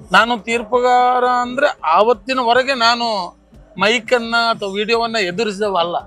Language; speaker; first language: Kannada; non-native, local second language; Tulu